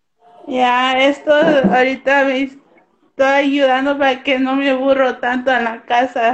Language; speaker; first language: Spanish; early bilingual, heritage; Spanish